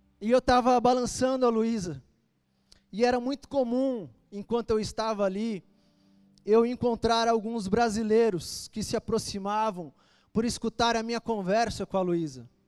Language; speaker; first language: Portuguese; native; Portuguese